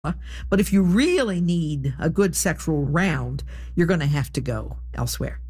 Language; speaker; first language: English; native; English